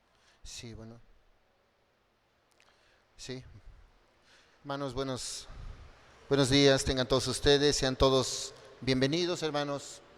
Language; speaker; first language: Spanish; native; Spanish